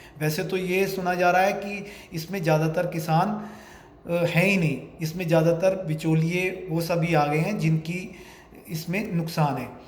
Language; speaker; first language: Hindi; native; Hindi